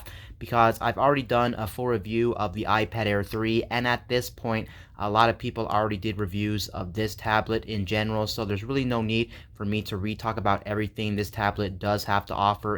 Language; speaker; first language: English; native; English